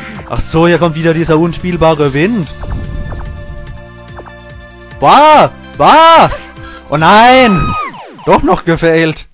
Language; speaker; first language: German; native; German